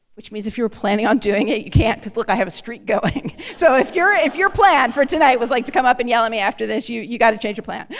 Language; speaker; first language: English; native; English